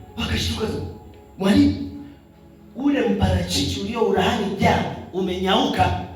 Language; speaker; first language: Swahili; native; Swahili